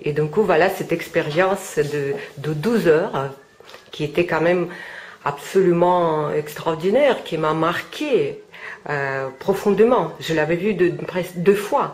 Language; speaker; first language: French; non-native, fluent; Russian